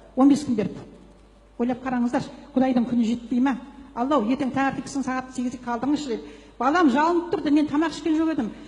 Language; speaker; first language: Kazakh; native; Kazakh